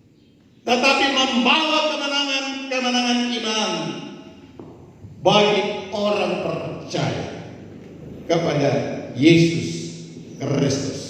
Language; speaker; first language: Malay; native; Malay